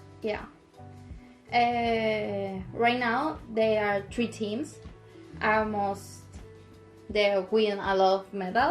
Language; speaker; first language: English; non-native, local second language; Spanish